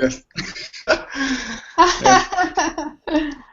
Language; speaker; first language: English; non-native, learner; Russian